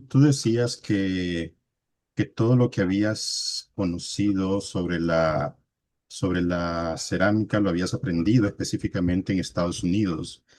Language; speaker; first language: Spanish; native; Spanish